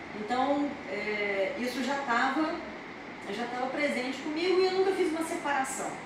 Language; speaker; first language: Portuguese; native; Portuguese